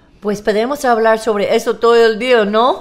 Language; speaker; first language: Spanish; non-native, learner; English